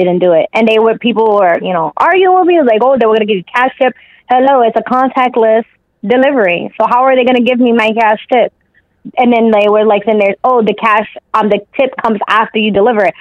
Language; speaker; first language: English; native; English